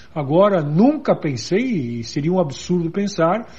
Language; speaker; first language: Portuguese; native; Portuguese